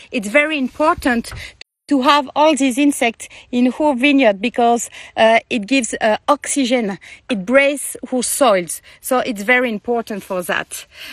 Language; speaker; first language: English; non-native, learner; French